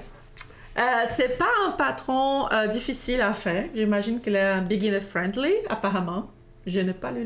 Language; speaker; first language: French; non-native, fluent; Portuguese